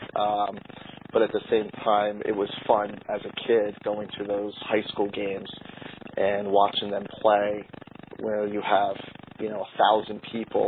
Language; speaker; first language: English; native; English